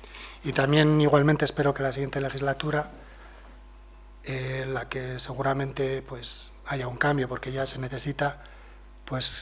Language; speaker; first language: Spanish; non-native, local second language; Basque